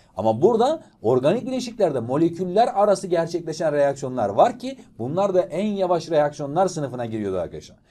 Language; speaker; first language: Turkish; native; Turkish